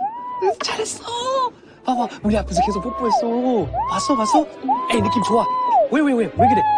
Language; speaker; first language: Korean; non-native, fluent; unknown